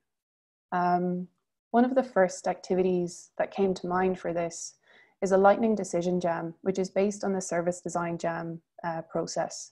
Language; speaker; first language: English; native; English